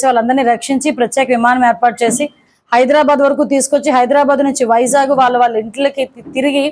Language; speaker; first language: Telugu; native; Telugu